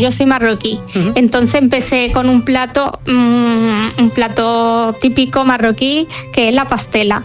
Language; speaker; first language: Spanish; non-native, fluent; Arabic